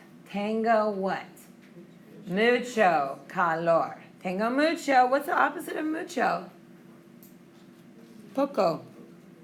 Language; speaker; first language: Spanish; non-native, fluent; English